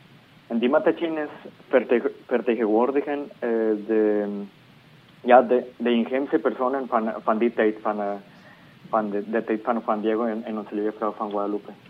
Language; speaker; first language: Dutch; non-native, fluent; Spanish